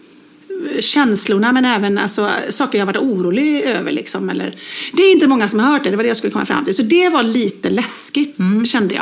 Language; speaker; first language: Swedish; native; Swedish